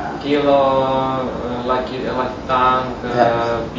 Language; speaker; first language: English; non-native, learner; Russian